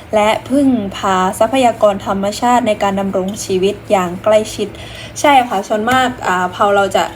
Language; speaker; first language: Thai; non-native, fluent; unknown